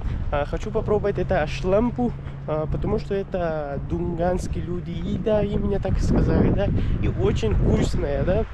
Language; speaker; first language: Russian; non-native, learner; Urdu